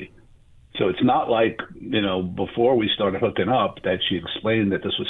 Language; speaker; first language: English; native; English